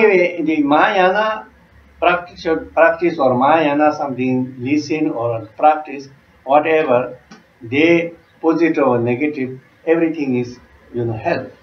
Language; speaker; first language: English; non-native, learner; Tibetan